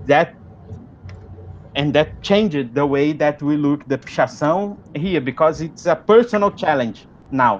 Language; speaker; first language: English; non-native, fluent; Portuguese